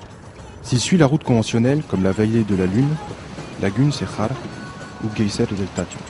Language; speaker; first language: French; native; French